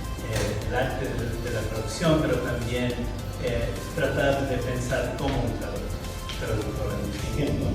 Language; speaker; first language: Spanish; non-native, fluent; English